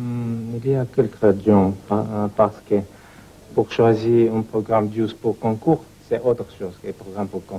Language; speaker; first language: French; non-native, learner; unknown